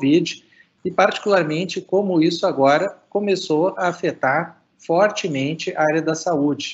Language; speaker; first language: Portuguese; native; Portuguese